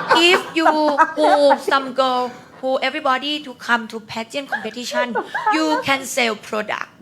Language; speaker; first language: English; non-native, learner; Thai